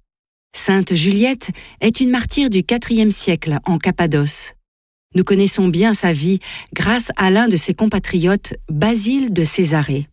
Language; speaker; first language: French; native; French